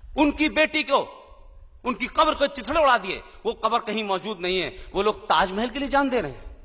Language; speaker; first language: Hindi; native; Hindi